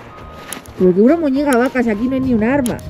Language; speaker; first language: Spanish; native; Spanish